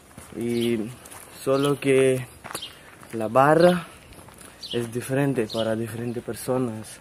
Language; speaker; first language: Spanish; non-native, learner; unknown